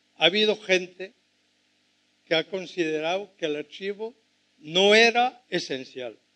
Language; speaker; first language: Spanish; non-native, fluent; French